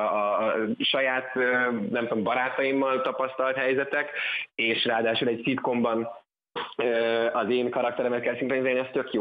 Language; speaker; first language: Hungarian; native; Hungarian